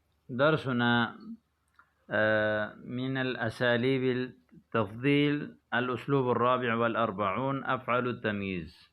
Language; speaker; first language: Arabic; non-native, fluent; Urdu